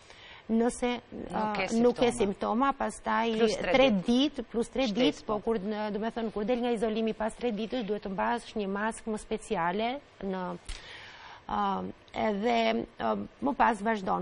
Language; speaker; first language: Albanian; native; Albanian